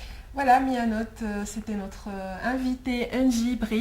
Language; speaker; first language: French; native; French